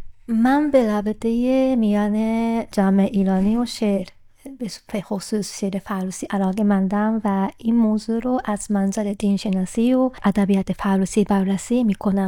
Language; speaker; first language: Persian; non-native, fluent; Japanese